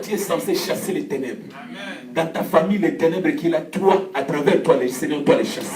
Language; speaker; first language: French; non-native, local second language; Lingala